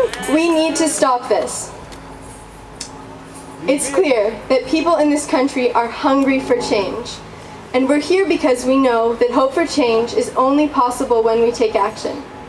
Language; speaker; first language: English; native; English